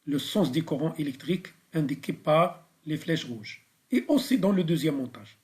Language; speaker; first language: French; non-native, local second language; Arabic